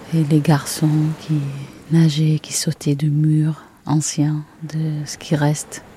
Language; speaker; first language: French; non-native, fluent; Arabic